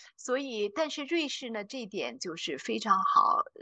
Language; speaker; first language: Chinese; native; Chinese